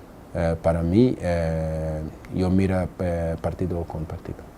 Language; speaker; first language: Spanish; non-native, learner; English